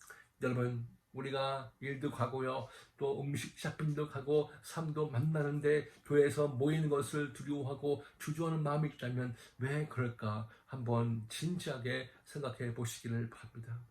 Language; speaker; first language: Korean; native; Korean